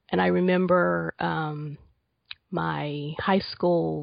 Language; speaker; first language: English; native; English